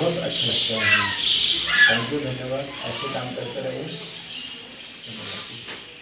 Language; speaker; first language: Hindi; native; Hindi